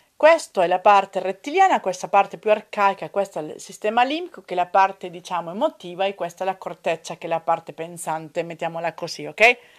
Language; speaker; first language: Italian; non-native, fluent; Spanish